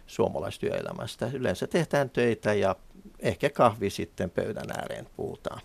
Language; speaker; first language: Finnish; non-native, fluent; Persian